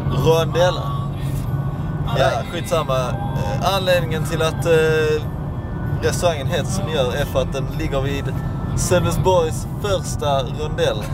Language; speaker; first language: Swedish; native; Swedish